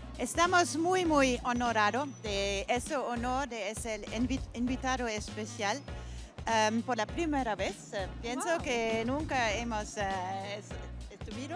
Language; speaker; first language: Spanish; non-native, fluent; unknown